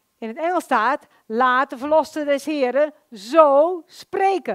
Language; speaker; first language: Dutch; native; Dutch